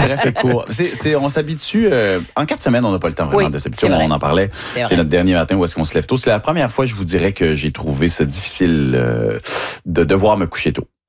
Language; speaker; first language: French; native; French